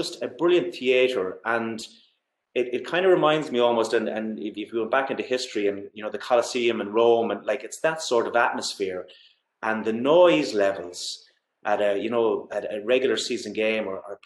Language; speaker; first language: English; native; English